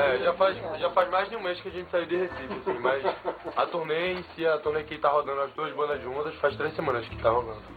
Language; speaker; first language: Portuguese; native; Portuguese